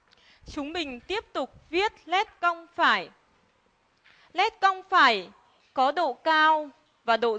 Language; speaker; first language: Vietnamese; native; Vietnamese